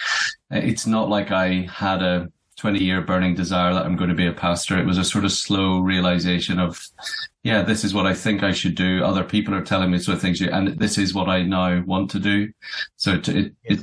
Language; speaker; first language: English; native; English